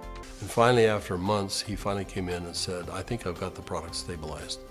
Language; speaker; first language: English; native; English